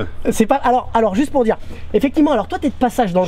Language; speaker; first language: French; native; French